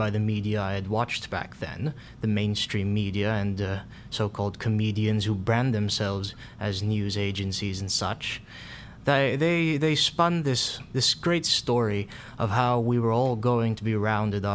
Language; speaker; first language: English; non-native, local second language; Filipino